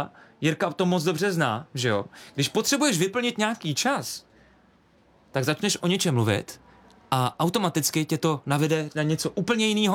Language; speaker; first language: Czech; native; Czech